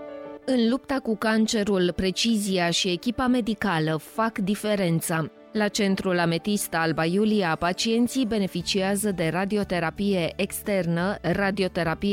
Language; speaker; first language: Romanian; native; Romanian